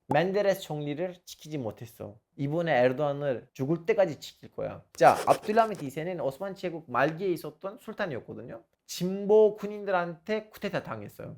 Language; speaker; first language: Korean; non-native, fluent; Turkish